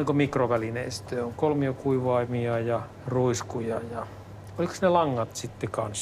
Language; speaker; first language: Finnish; native; Finnish